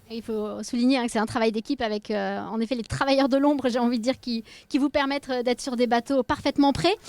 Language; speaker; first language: French; native; French